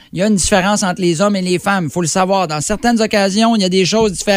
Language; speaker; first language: French; native; French